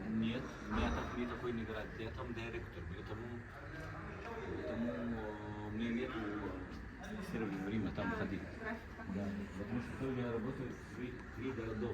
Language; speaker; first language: Russian; non-native, learner; Arabic